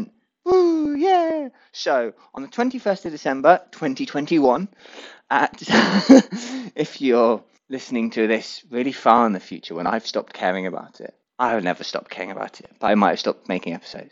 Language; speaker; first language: English; native; English